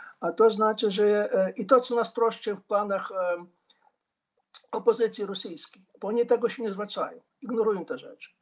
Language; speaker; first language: Polish; non-native, fluent; Ukrainian